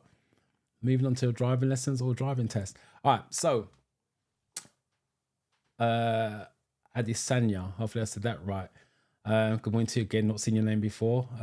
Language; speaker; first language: English; native; English